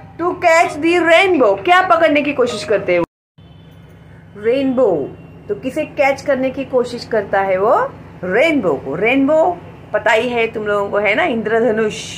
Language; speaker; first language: Hindi; non-native, local second language; Marathi